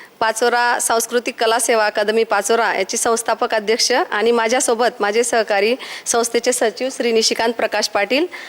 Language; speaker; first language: Marathi; native; Marathi